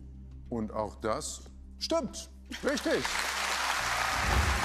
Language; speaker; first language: German; native; German